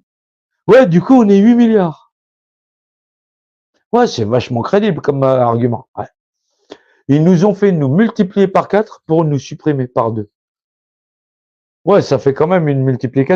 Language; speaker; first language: French; native; French